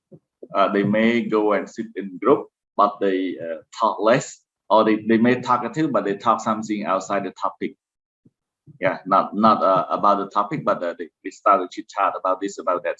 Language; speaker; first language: English; non-native, fluent; Khmer